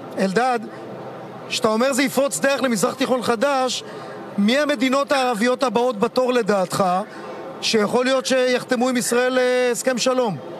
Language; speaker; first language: Hebrew; native; Hebrew